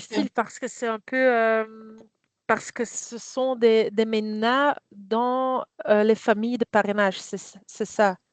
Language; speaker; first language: French; non-native, fluent; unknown